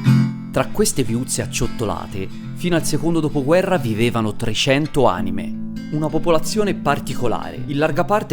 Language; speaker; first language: Italian; native; Italian